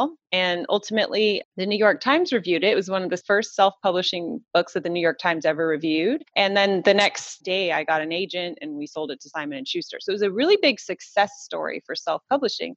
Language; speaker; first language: English; native; English